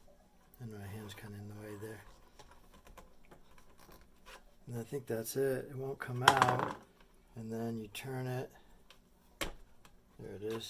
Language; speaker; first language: English; native; English